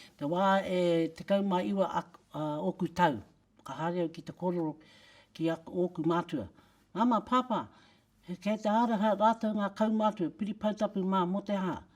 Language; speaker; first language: Māori; native; Māori